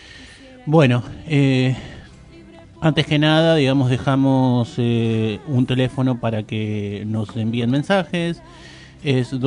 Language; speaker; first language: Spanish; native; Spanish